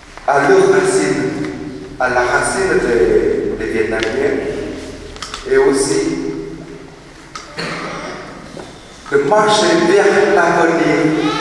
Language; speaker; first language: French; non-native, fluent; Vietnamese